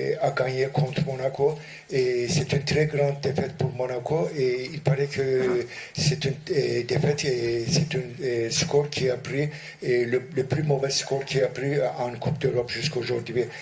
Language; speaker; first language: French; non-native, fluent; Turkish